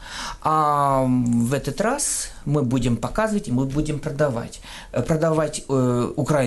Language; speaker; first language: Russian; non-native, fluent; French